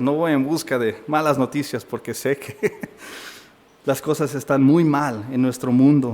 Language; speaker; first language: Spanish; native; Spanish